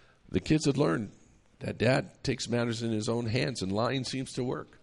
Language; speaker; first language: English; native; English